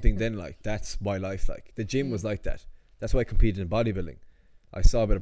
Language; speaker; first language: English; native; English